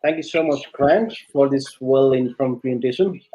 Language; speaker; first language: English; non-native, local second language; Nepali